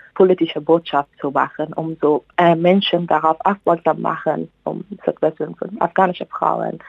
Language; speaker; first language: German; non-native, fluent; Persian